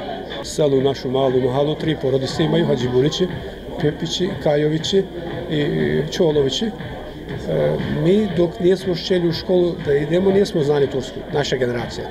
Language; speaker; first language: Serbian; early bilingual, heritage; Croatian